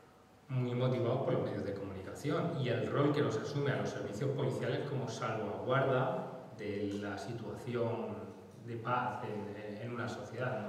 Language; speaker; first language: Spanish; native; Spanish